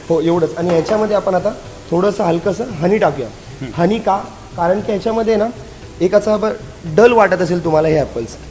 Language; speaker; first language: Marathi; non-native, local second language; Telugu